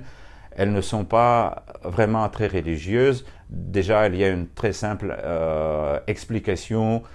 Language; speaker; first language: French; non-native, fluent; Russian